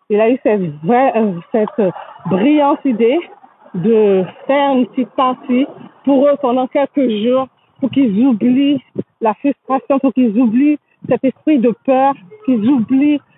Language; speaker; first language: French; native; French